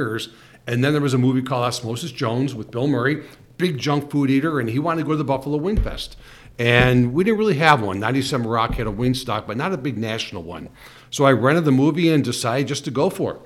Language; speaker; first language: English; native; English